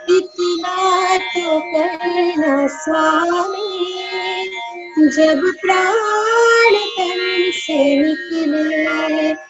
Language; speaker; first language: Hindi; non-native, local second language; Marathi